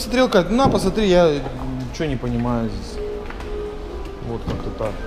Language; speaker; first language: Russian; native; Russian